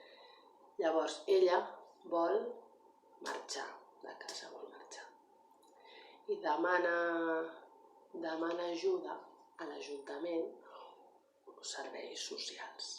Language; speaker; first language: Catalan; non-native, learner; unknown